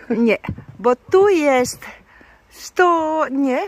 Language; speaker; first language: Polish; non-native, learner; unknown